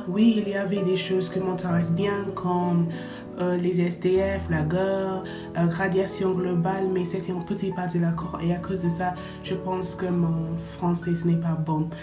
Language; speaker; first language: French; non-native, learner; English